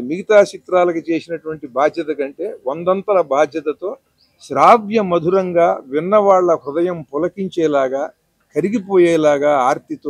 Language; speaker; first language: Telugu; native; Telugu